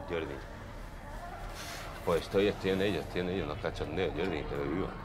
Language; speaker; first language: Spanish; native; Spanish